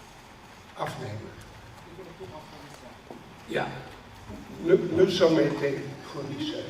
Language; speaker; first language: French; non-native, learner; Dutch